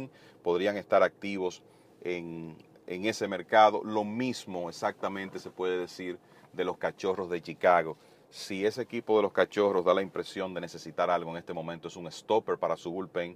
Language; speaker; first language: Spanish; native; Spanish